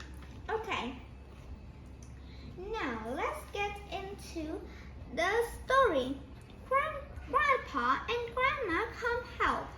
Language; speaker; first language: English; non-native, fluent; Vietnamese